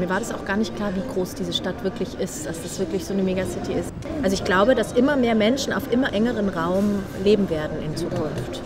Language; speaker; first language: German; native; German